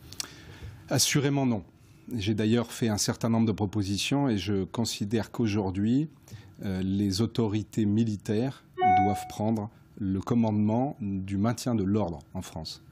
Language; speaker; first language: French; native; French